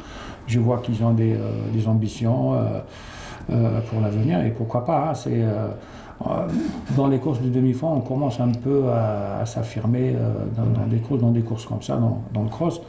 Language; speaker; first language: French; non-native, local second language; Arabic